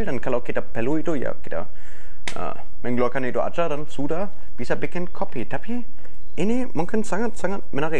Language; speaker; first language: Indonesian; non-native, fluent; German